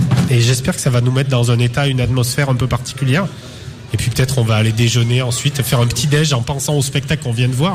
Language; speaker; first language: French; native; French